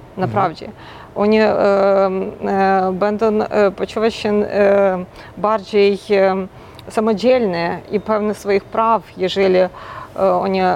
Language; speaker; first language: Polish; non-native, local second language; Ukrainian